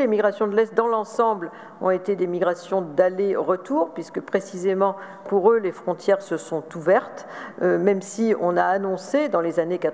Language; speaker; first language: French; native; French